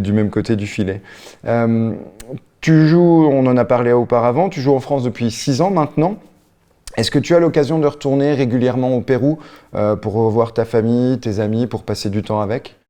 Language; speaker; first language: French; native; French